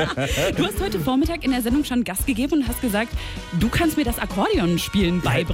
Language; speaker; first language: German; native; German